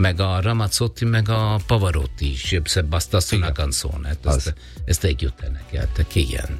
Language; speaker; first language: Hungarian; non-native, learner; Italian